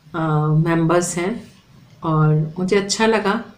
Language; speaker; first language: Hindi; native; Hindi